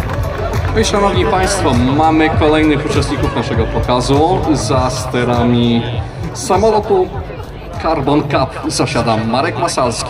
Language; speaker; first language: Polish; native; Polish